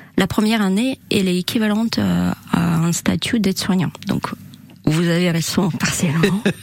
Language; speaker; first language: French; non-native, fluent; Russian